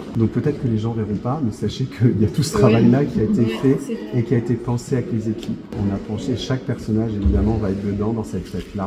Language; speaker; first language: French; native; French